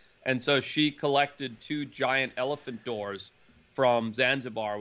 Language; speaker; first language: English; native; English